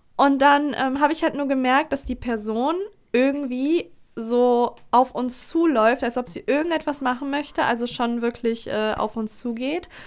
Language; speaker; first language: German; early bilingual, other home language; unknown